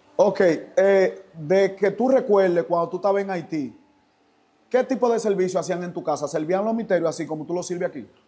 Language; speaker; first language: Spanish; native; Spanish